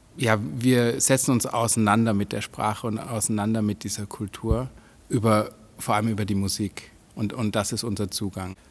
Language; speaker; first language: German; native; German